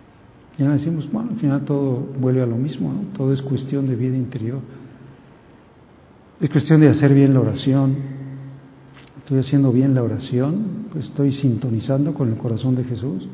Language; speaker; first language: Spanish; native; Spanish